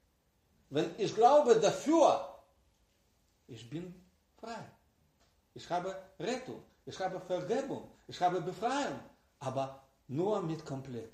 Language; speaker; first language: German; non-native, learner; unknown